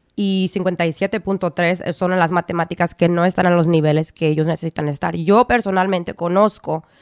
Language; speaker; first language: Spanish; early bilingual, heritage; Spanish